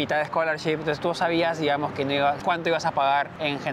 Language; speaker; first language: Spanish; native; Spanish